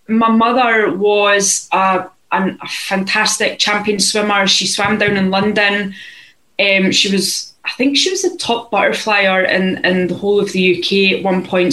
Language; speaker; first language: English; native; English